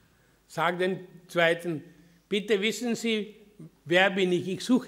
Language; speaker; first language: German; non-native, fluent; Hindi